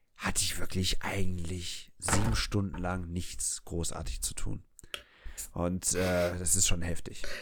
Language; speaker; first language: German; non-native, fluent; English